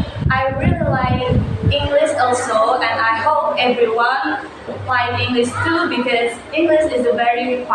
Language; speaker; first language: English; non-native, learner; Indonesian